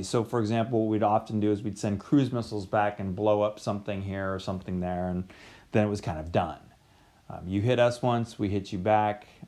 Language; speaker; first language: English; native; English